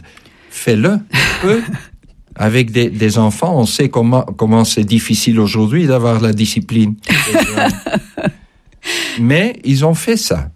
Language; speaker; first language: French; non-native, fluent; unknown